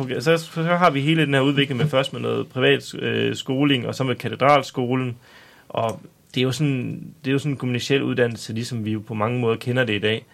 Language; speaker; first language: Danish; native; Danish